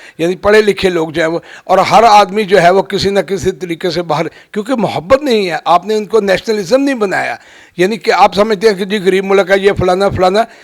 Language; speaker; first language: Urdu; non-native, local second language; Punjabi